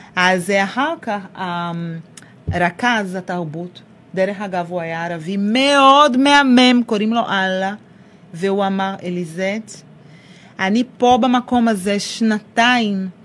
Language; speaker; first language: Hebrew; non-native, fluent; Portuguese